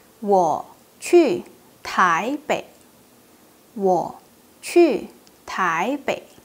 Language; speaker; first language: Chinese; non-native, fluent; Indonesian